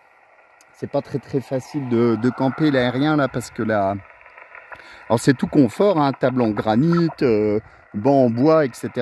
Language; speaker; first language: French; native; French